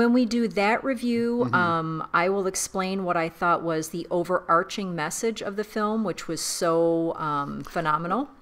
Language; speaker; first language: English; native; English